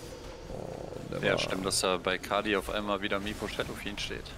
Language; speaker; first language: German; native; German